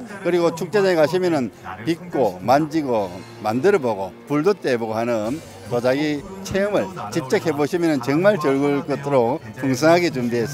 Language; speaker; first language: Korean; native; Korean